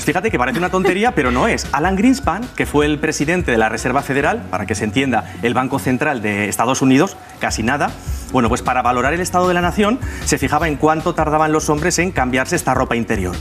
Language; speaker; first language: Spanish; native; Spanish